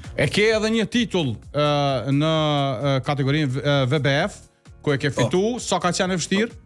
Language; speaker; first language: Albanian; native; Albanian